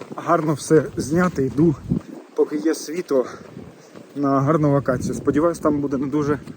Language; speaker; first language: Ukrainian; non-native, local second language; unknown